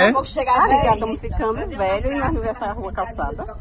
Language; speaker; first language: Portuguese; native; Portuguese